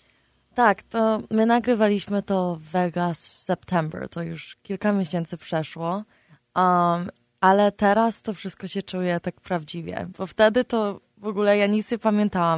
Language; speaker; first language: Polish; early bilingual, heritage; Polish